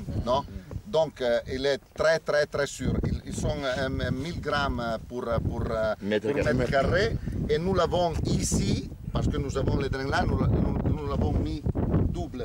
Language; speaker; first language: French; non-native, learner; Italian